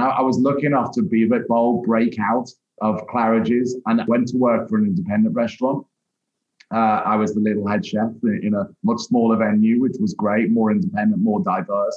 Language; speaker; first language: English; native; English